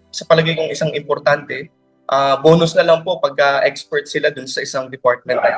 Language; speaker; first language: Filipino; native; Filipino